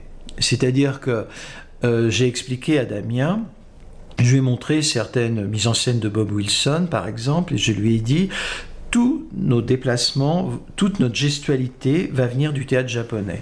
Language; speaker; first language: French; native; French